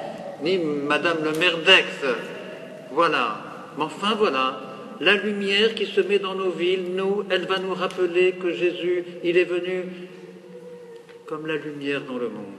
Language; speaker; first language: French; native; French